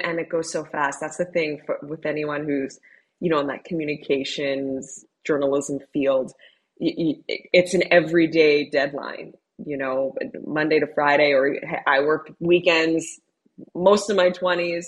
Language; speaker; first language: English; native; English